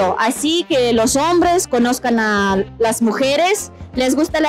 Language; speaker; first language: Spanish; non-native, fluent; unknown